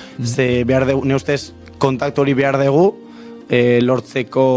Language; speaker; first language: Basque; non-native, local second language; Spanish